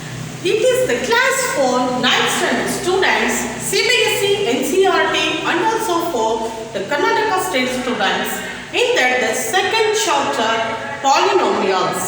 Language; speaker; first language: English; non-native, local second language; Kannada